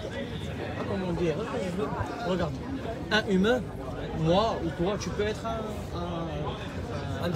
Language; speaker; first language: French; non-native, learner; Arabic